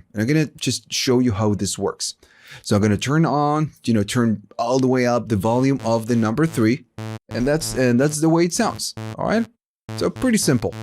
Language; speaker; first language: English; non-native, fluent; Spanish